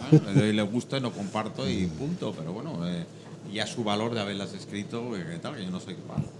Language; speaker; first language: Spanish; native; Spanish